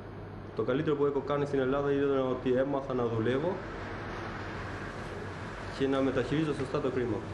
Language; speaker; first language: Greek; non-native, fluent; Albanian